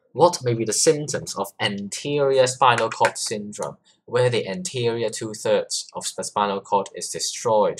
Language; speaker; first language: English; non-native, local second language; Cantonese